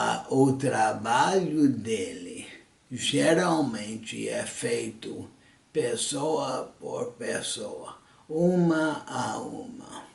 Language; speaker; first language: Portuguese; early bilingual, other home language; English